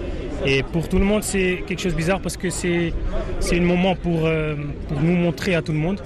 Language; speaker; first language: French; non-native, learner; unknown